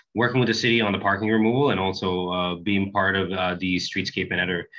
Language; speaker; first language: English; native; English